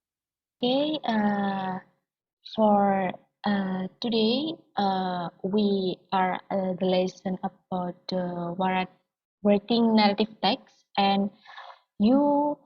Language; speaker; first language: English; non-native, learner; Indonesian